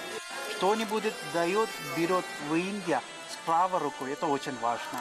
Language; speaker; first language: Russian; non-native, learner; Malayalam